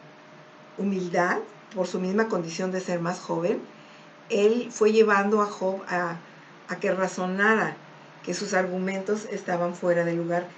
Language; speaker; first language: Spanish; native; Spanish